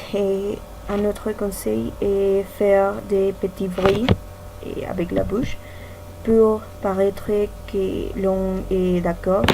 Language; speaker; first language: French; non-native, learner; Spanish